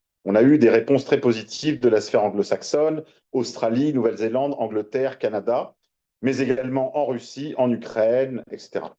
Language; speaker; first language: French; native; French